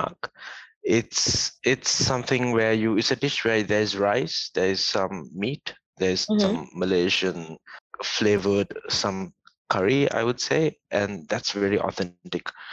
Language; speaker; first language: English; non-native, local second language; Tamil